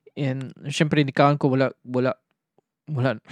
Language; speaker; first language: English; non-native, local second language; Cebuano